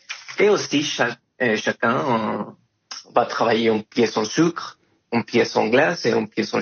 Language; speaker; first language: French; non-native, fluent; Spanish